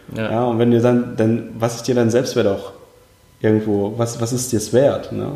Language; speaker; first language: German; early bilingual, other home language; Russian